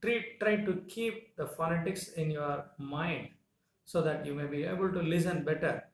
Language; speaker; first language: English; non-native, local second language; Tamil